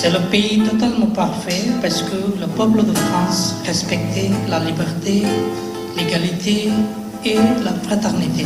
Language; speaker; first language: French; non-native, learner; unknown